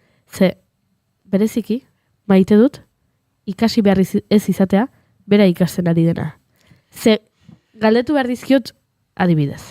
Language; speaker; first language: Basque; native; Basque